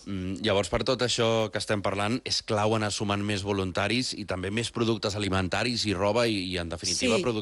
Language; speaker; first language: Catalan; native; Catalan